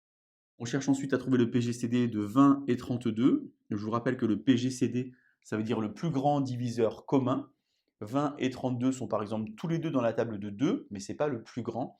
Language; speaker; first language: French; native; French